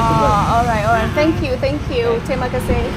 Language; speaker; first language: English; non-native, learner; Thai